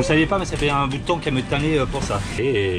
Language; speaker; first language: French; native; French